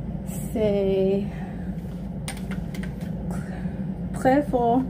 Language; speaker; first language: French; non-native, learner; English